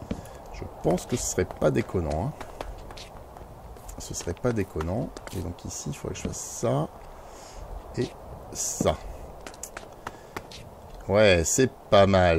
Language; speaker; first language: French; native; French